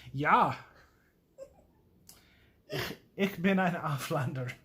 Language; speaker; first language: German; non-native, learner; English